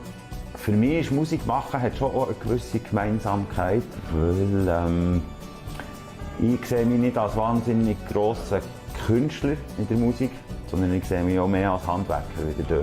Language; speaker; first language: German; native; German